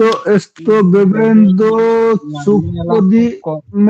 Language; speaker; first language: Italian; non-native, learner; Bangla